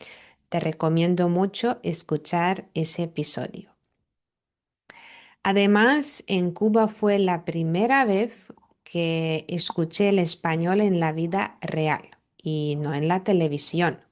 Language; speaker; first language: Spanish; non-native, fluent; Lithuanian